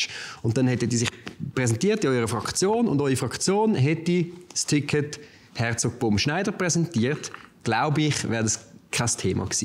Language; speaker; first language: German; native; German